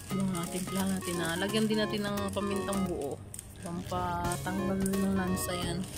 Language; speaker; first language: Filipino; non-native, local second language; Cebuano